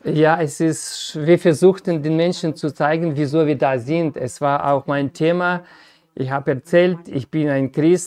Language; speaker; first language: German; non-native, fluent; Ukrainian